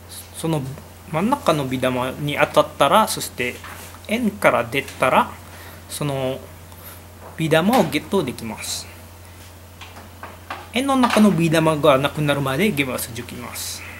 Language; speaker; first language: Japanese; non-native, learner; Indonesian